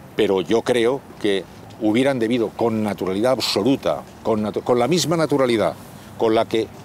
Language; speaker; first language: Spanish; native; Spanish